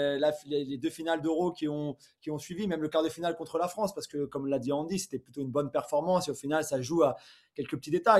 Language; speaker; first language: French; native; French